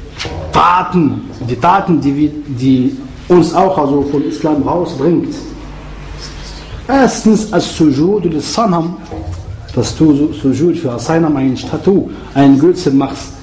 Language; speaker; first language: German; non-native, fluent; Arabic